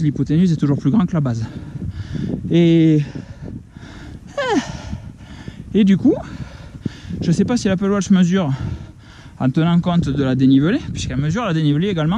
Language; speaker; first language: French; native; French